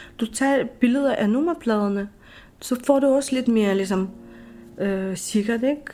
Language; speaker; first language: Danish; non-native, fluent; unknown